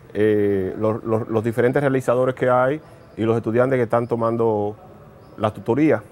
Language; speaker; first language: Spanish; native; Spanish